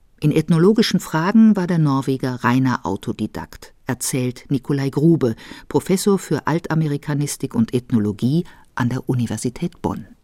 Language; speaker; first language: German; native; German